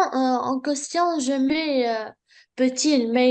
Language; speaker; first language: French; non-native, learner; Arabic